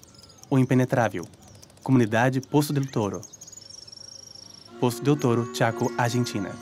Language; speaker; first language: Portuguese; native; Portuguese